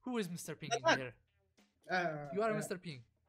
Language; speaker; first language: English; non-native, learner; Central Kurdish